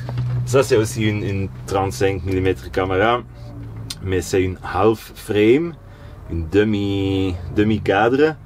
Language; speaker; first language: French; non-native, local second language; Dutch